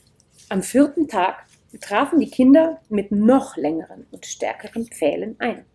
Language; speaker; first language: German; native; German